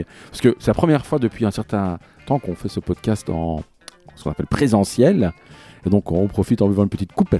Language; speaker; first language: French; native; French